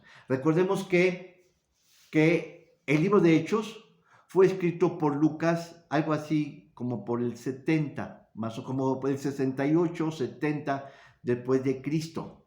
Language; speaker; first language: Spanish; native; Spanish